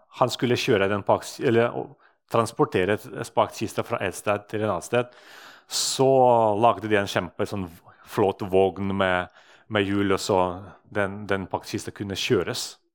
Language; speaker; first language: Norwegian; non-native, fluent; Russian